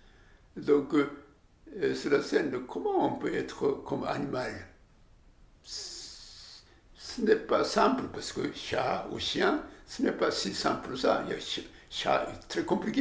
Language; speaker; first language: French; non-native, learner; Japanese